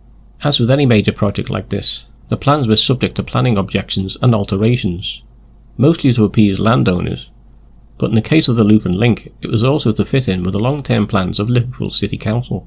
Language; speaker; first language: English; native; English